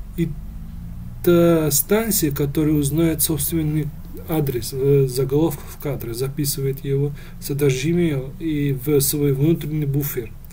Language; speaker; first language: Russian; non-native, local second language; Uzbek